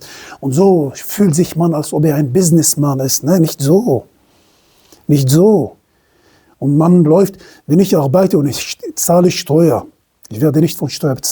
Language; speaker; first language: German; non-native, fluent; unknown